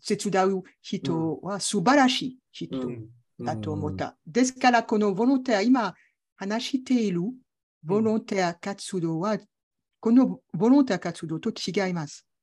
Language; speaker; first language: Japanese; non-native, learner; French